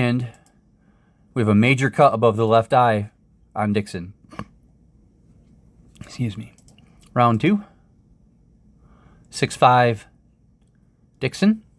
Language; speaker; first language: English; native; English